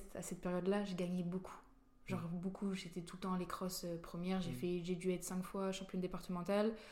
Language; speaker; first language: French; native; French